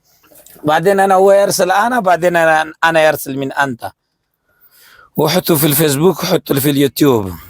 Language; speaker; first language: Arabic; non-native, learner; Urdu